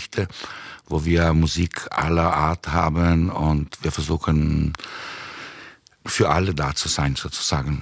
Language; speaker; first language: German; native; German